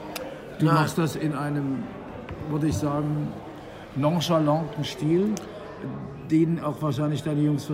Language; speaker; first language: German; native; German